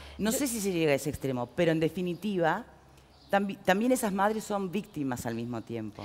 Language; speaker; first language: Spanish; native; Spanish